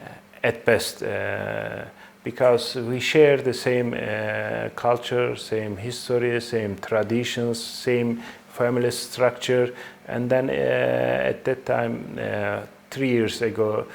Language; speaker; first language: English; non-native, fluent; Turkish